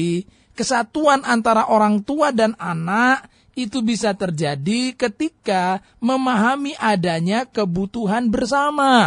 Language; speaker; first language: Indonesian; native; Indonesian